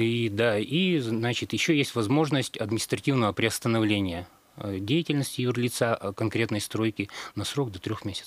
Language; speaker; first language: Russian; native; Russian